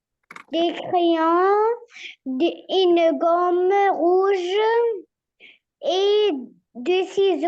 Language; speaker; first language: French; non-native, learner; Arabic